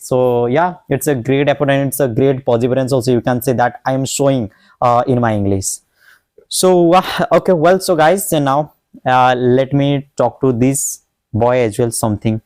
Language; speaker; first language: English; non-native, local second language; Odia